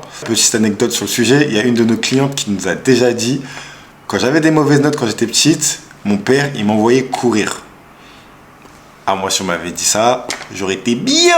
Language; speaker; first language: French; native; French